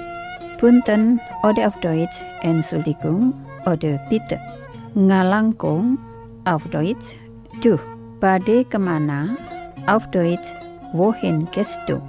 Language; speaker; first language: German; non-native, fluent; Indonesian